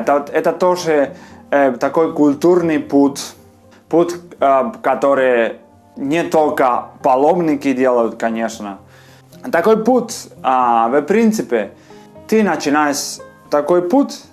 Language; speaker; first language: Russian; non-native, fluent; Spanish